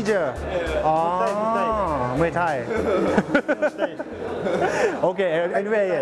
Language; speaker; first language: English; non-native, learner; Thai